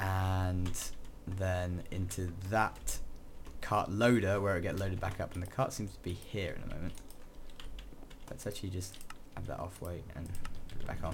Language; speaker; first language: English; native; English